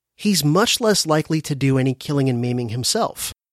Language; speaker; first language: English; native; English